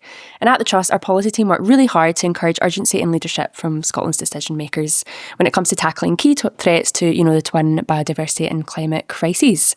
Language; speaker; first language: English; native; English